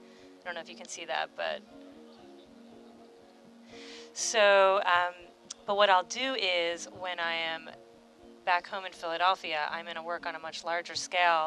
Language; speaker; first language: English; native; English